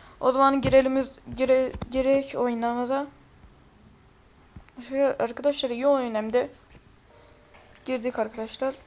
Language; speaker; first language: Turkish; native; Turkish